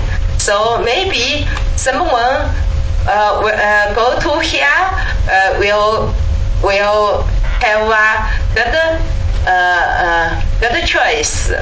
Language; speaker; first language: English; non-native, learner; Chinese